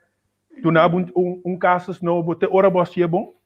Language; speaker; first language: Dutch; non-native, local second language; Papiamento